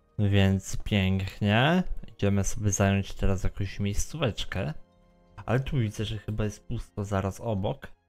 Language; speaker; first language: Polish; native; Polish